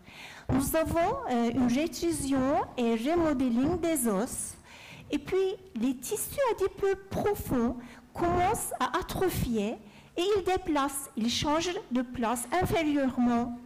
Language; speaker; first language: French; non-native, fluent; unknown